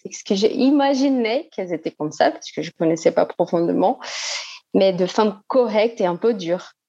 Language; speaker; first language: French; non-native, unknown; Portuguese